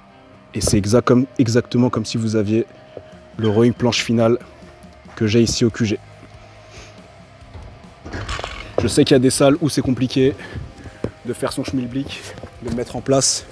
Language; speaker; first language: French; native; French